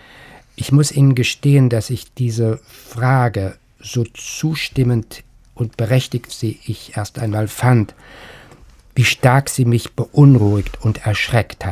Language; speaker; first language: German; native; German